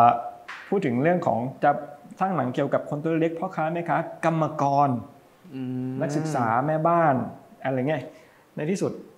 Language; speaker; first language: Thai; native; Thai